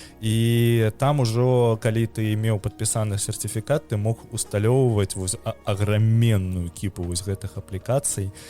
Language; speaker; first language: Belarusian; native; Belarusian